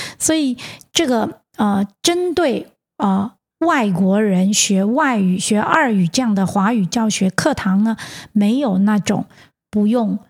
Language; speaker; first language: Chinese; native; Chinese